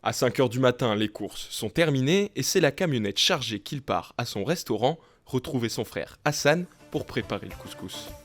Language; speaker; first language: French; native; French